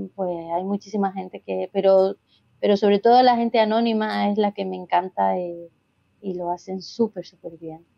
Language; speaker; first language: Spanish; native; Spanish